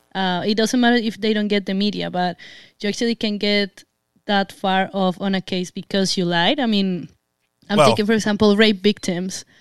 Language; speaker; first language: English; non-native, fluent; Spanish